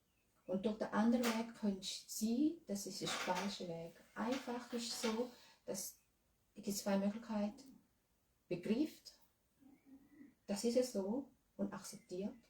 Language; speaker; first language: German; non-native, learner; Thai